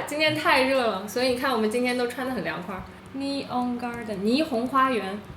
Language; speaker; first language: Chinese; native; Chinese